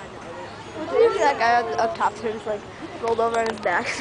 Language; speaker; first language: English; native; English